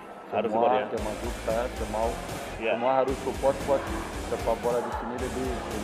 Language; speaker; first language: Indonesian; non-native, learner; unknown